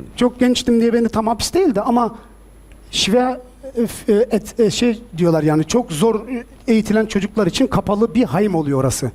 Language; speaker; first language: Turkish; early bilingual, heritage; Turkish